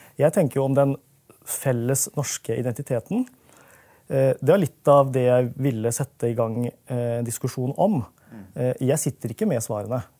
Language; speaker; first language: Norwegian; early bilingual, other home language; Urdu